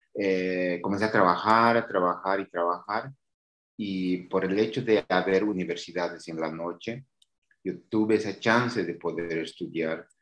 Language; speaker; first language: Spanish; native; Spanish